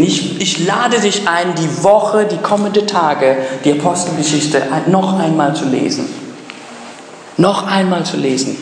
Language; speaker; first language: German; early bilingual, other home language; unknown